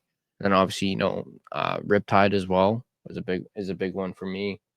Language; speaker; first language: English; native; English